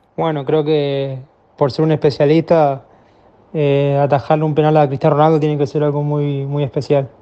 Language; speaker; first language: Spanish; native; Spanish